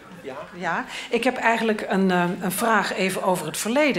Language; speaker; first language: Dutch; native; Dutch